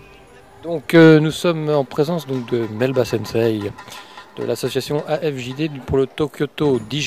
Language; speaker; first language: French; native; French